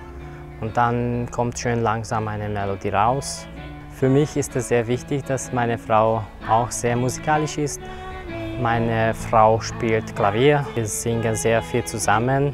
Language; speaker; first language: German; non-native, fluent; Hungarian